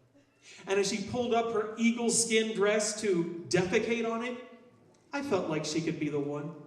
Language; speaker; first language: English; native; English